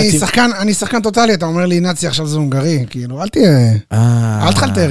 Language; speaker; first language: Hebrew; native; Hebrew